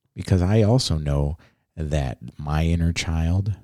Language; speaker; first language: English; native; English